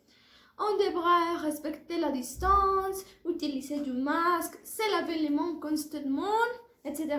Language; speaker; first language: French; non-native, learner; Spanish